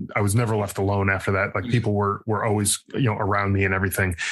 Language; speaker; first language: English; native; English